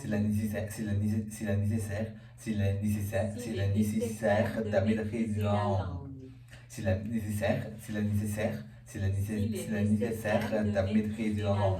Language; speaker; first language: French; non-native, learner; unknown